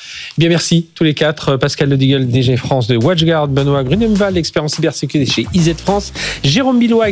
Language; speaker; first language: French; native; French